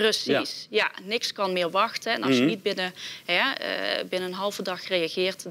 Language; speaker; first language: Dutch; native; Dutch